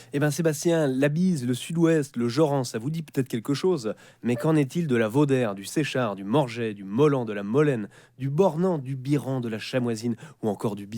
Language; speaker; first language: French; native; French